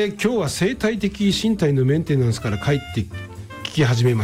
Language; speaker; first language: Japanese; native; Japanese